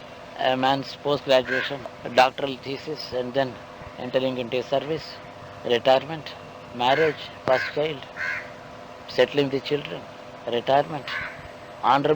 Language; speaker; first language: English; non-native, local second language; Telugu